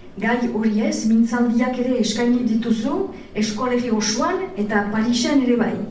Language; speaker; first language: Basque; native; Basque